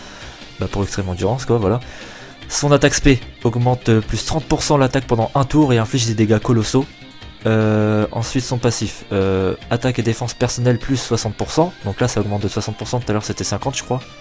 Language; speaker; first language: French; native; French